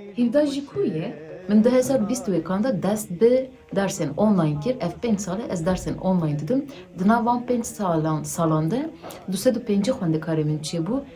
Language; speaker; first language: Kurdish; native; Kurdish